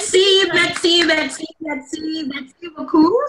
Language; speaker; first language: French; non-native, fluent; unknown